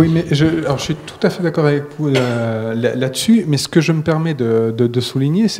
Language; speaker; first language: French; native; French